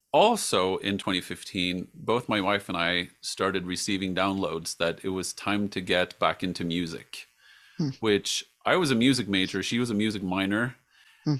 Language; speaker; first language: English; non-native, fluent; Swedish